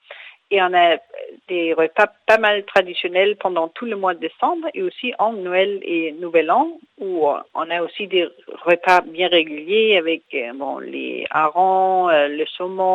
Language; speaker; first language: French; non-native, fluent; Danish